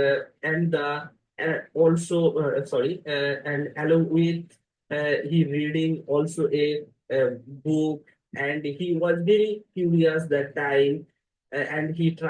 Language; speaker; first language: English; non-native, learner; Bangla